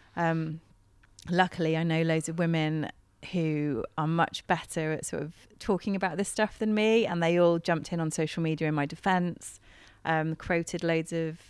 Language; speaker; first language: English; native; English